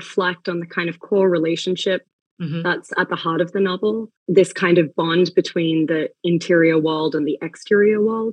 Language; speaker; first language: English; native; English